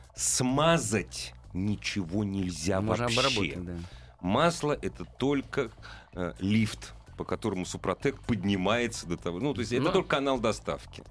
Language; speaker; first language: Russian; native; Russian